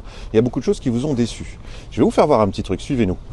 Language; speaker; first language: French; native; French